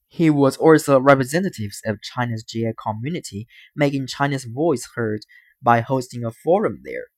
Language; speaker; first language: English; non-native, fluent; Chinese